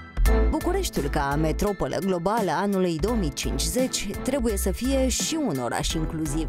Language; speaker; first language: Romanian; native; Romanian